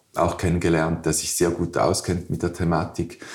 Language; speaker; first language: German; native; German